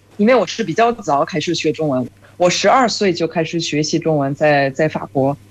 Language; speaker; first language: Chinese; non-native, fluent; French